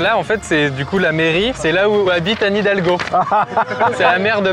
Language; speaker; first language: French; native; French